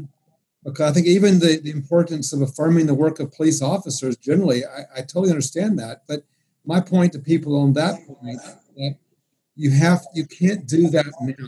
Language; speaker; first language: English; native; English